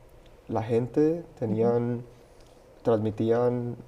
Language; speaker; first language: Spanish; early bilingual, heritage; Spanish